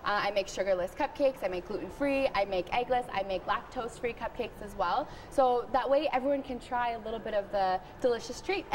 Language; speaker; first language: English; early bilingual, heritage; Spanish